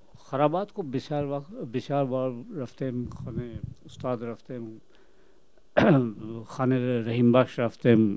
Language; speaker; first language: Persian; non-native, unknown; Urdu